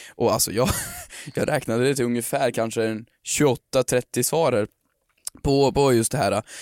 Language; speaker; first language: Swedish; native; Swedish